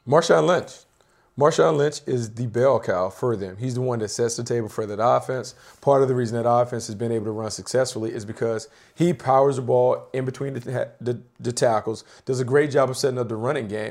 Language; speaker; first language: English; native; English